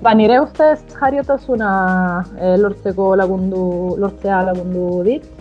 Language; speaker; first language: Basque; non-native, fluent; Italian